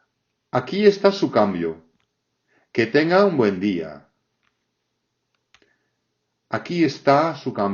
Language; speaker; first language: Spanish; non-native, fluent; French